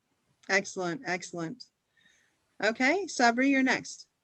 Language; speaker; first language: English; native; English